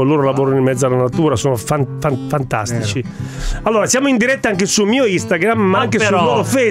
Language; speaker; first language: Italian; native; Italian